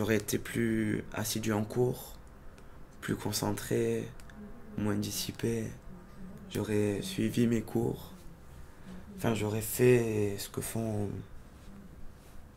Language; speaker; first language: French; native; French